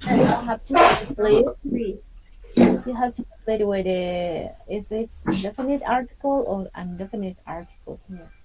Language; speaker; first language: English; non-native, fluent; Spanish